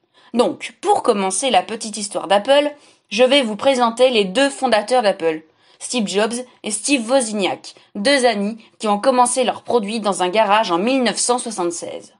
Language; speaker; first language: French; native; French